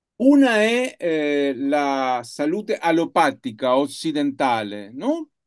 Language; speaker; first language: Italian; non-native, learner; Spanish